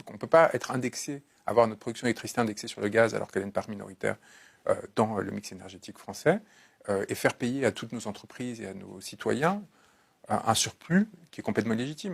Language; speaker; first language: French; native; French